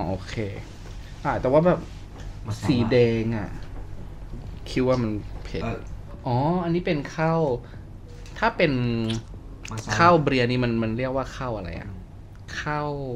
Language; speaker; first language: Thai; non-native, fluent; Indonesian